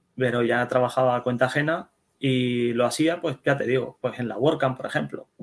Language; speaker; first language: Spanish; early bilingual, other home language; Dutch